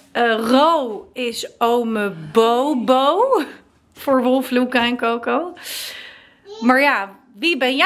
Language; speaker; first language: Dutch; native; Dutch